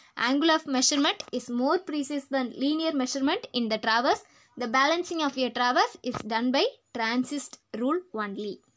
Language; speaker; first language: English; non-native, local second language; Tamil